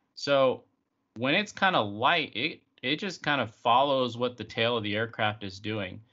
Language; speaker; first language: English; native; English